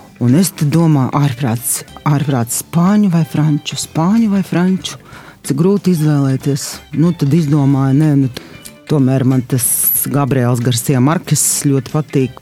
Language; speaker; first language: Latvian; non-native, local second language; Russian